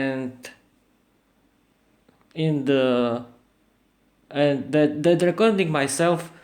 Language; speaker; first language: English; non-native, learner; Slovak